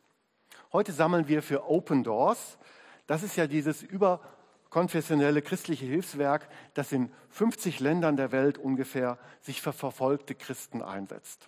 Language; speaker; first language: German; native; German